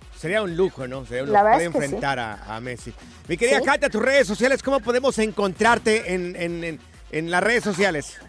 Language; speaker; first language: Spanish; native; Spanish